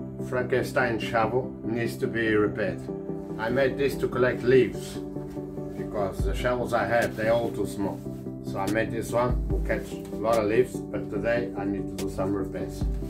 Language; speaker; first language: English; non-native, fluent; Portuguese